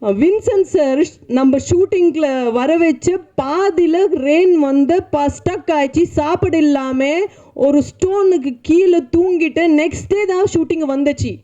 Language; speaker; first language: Tamil; non-native, fluent; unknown